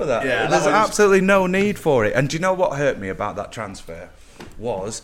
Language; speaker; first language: English; native; English